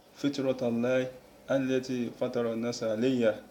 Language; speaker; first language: English; non-native, local second language; Yoruba